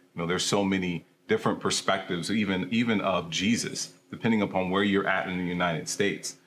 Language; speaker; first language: English; early bilingual, other home language; Krio